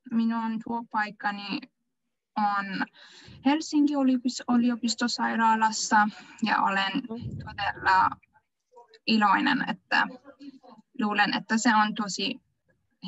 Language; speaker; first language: Finnish; non-native, learner; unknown